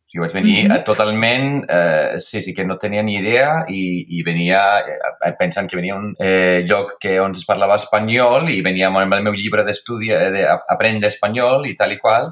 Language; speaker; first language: Catalan; non-native, fluent; Icelandic